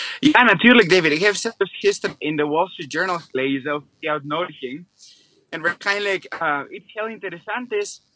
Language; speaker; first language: Dutch; non-native, fluent; English